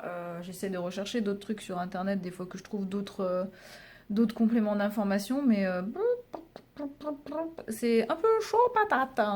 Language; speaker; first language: French; native; French